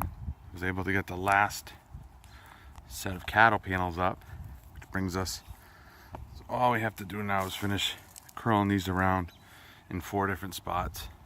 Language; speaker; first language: English; native; English